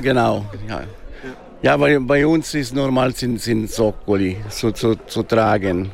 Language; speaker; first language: German; non-native, local second language; Italian